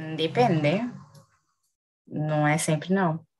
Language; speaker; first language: Italian; non-native, learner; Portuguese